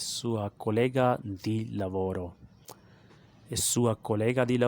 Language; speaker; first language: Italian; non-native, learner; Urdu